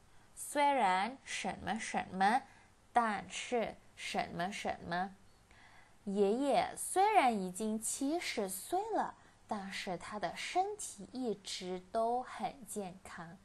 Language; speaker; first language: Chinese; non-native, fluent; Indonesian